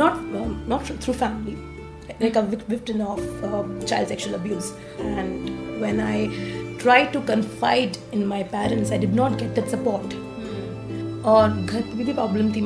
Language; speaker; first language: English; non-native, local second language; Hindi